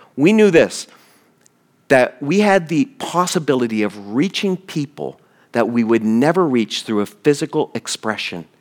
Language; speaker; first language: English; native; English